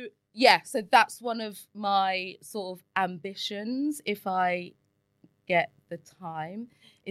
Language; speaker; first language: English; native; English